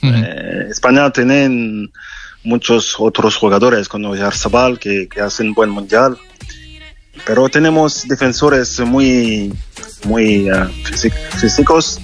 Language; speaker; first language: Spanish; non-native, fluent; French